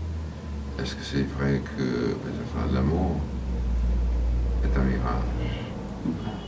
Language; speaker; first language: French; non-native, fluent; English